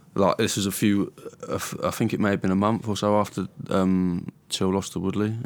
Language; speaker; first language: English; native; English